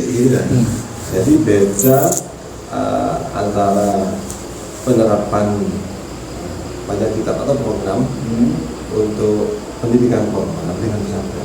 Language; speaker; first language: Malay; non-native, local second language; Javanese